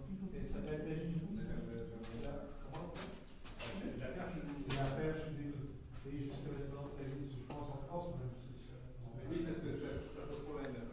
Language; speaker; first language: French; non-native, fluent; Arabic